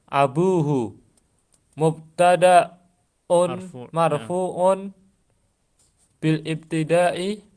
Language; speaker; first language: Arabic; non-native, learner; Indonesian